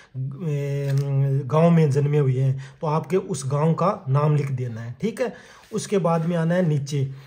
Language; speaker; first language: Hindi; native; Hindi